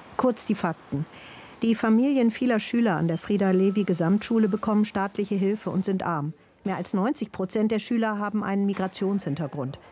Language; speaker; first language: German; native; German